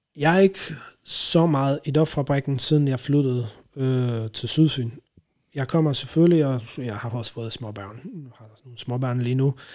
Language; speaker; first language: Danish; non-native, fluent; Polish